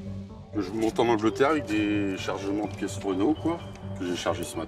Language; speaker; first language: French; native; French